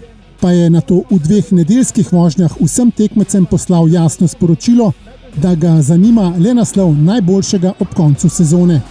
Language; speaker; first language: Slovenian; native; Slovenian